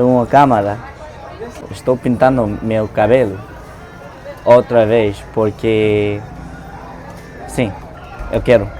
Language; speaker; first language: Portuguese; non-native, learner; English